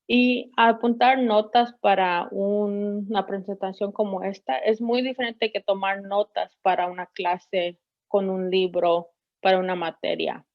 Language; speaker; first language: Spanish; early bilingual, heritage; Spanish